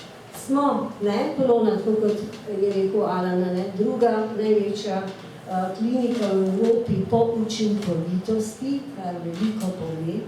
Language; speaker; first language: Slovenian; native; Slovenian